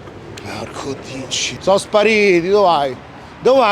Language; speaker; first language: Italian; native; Italian